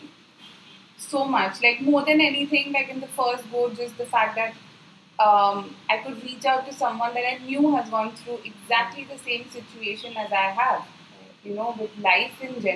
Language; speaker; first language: English; non-native, local second language; Hindi